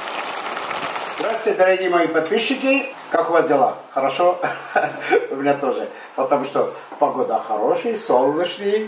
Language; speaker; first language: Russian; non-native, fluent; Armenian